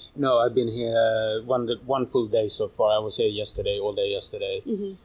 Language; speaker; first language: English; non-native, fluent; Swedish